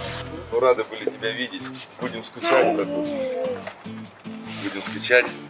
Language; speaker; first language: Russian; native; Russian